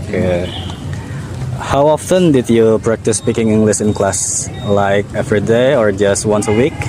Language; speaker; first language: English; non-native, learner; Indonesian